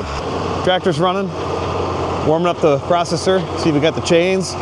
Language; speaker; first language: English; native; English